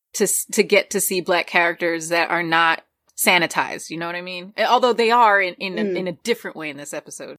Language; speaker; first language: English; native; English